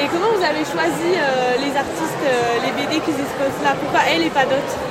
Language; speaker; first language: French; native; French